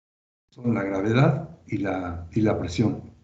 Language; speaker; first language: Spanish; native; Spanish